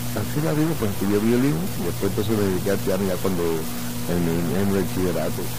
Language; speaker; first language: Spanish; native; Spanish